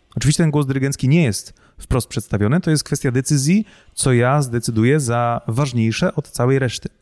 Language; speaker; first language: Polish; native; Polish